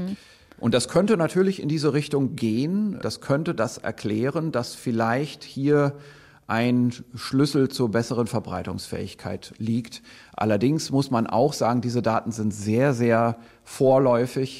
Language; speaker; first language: German; native; German